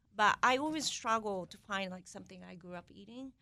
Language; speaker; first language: English; non-native, fluent; Japanese